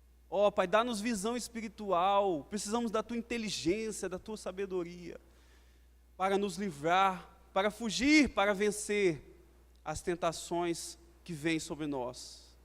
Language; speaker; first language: Portuguese; native; Portuguese